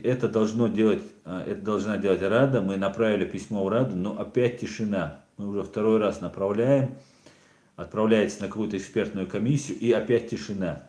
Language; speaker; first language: Russian; non-native, local second language; Chechen